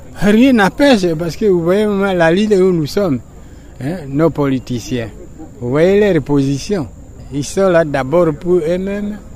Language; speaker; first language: French; non-native, local second language; Swahili